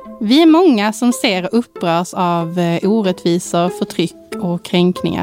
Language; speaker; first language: Swedish; native; Swedish